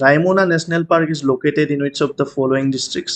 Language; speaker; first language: English; non-native, local second language; Assamese